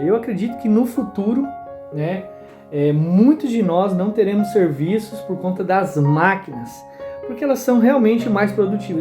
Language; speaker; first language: Portuguese; native; Portuguese